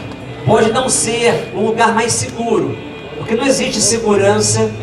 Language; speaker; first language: Portuguese; native; Portuguese